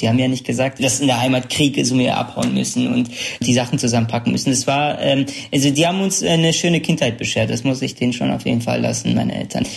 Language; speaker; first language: German; early bilingual, other home language; Central Kurdish